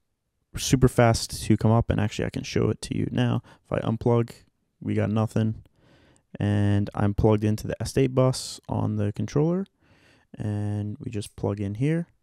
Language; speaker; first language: English; native; English